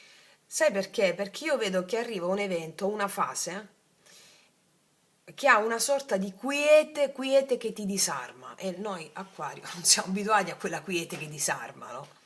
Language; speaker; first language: Italian; native; Italian